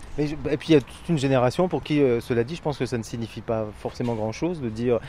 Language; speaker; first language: French; native; French